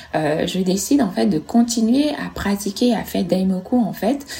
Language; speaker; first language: French; non-native, fluent; Italian